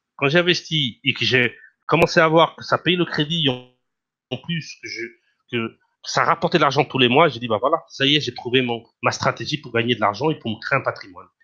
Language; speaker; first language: French; non-native, fluent; Portuguese